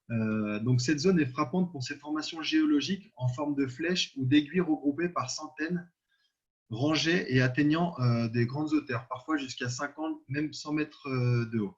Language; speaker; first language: French; native; French